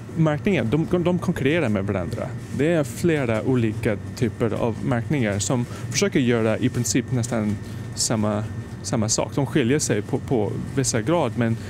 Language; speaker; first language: Swedish; non-native, fluent; English